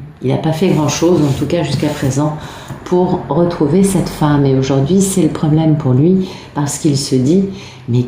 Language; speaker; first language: French; native; French